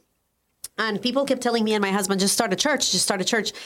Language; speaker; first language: English; non-native, fluent; Spanish